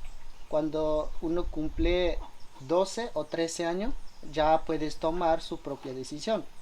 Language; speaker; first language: Spanish; non-native, local second language; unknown